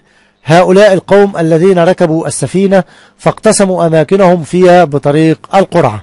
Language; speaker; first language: Arabic; native; Arabic